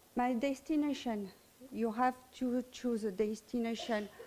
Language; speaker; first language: English; non-native, learner; French